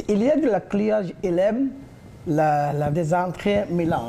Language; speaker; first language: French; non-native, learner; Bangla